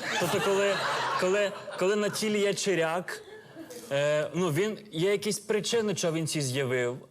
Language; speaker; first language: Ukrainian; early bilingual, heritage; Ukrainian